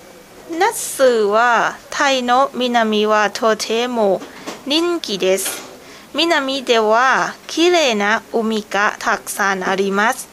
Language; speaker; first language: Japanese; non-native, learner; Thai